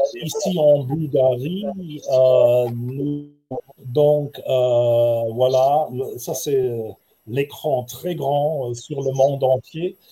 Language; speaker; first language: French; non-native, fluent; German